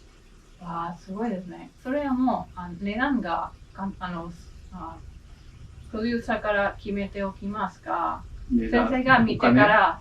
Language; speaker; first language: Japanese; non-native, learner; English